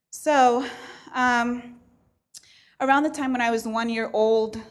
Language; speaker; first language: English; early bilingual, other home language; Spanish